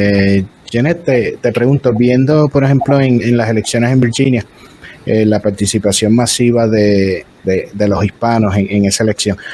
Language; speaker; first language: Spanish; native; Spanish